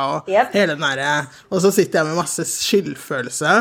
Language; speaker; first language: Norwegian; native; Norwegian